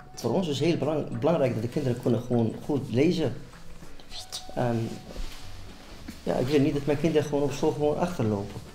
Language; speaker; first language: Dutch; non-native, fluent; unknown